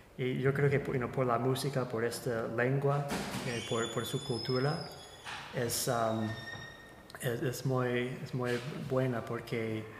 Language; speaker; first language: Spanish; non-native, fluent; English